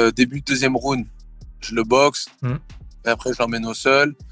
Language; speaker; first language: French; early bilingual, other home language; Thai